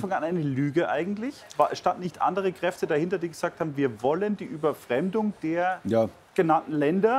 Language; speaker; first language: German; native; German